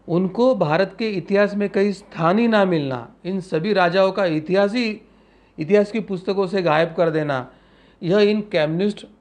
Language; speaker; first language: Hindi; non-native, local second language; Marathi